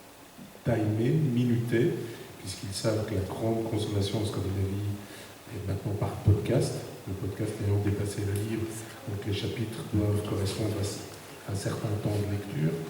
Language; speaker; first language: French; native; French